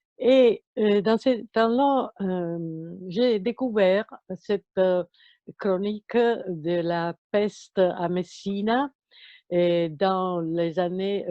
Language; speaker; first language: French; non-native, fluent; Italian